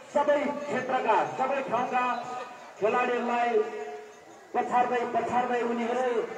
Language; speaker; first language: Nepali; native; Nepali